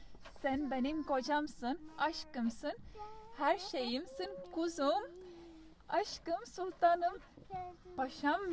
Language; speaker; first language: Turkish; non-native, fluent; Estonian